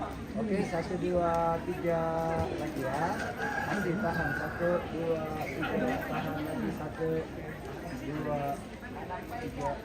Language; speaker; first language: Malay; non-native, local second language; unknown